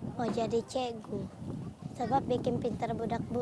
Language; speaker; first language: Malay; non-native, local second language; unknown